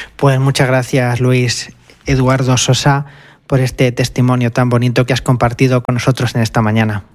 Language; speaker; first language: Spanish; native; Spanish